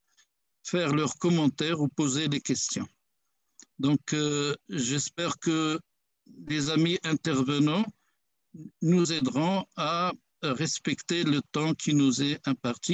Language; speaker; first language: French; non-native, local second language; Arabic